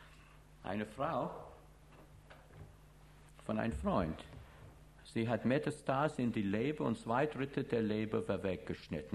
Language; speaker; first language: German; non-native, fluent; English